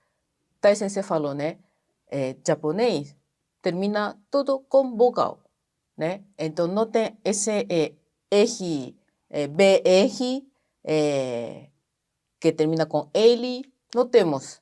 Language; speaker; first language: Portuguese; non-native, fluent; Japanese